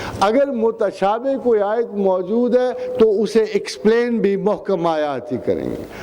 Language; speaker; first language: Urdu; non-native, local second language; Punjabi